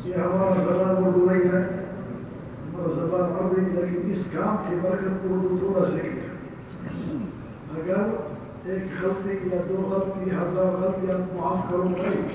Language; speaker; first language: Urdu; non-native, learner; Arabic